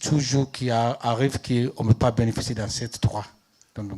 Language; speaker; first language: French; non-native, learner; Arabic